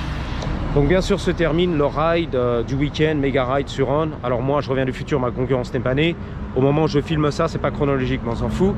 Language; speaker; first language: French; native; French